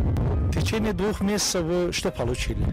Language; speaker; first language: Russian; non-native, fluent; Turkish